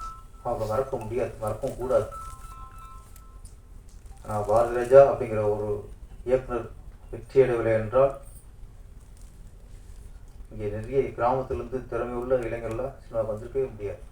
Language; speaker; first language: Tamil; native; Tamil